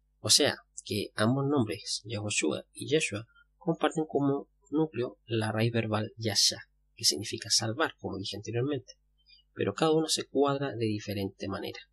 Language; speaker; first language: Spanish; native; Spanish